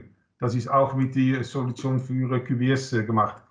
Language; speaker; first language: German; non-native, learner; Dutch